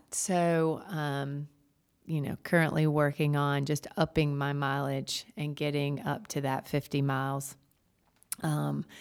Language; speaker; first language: English; native; English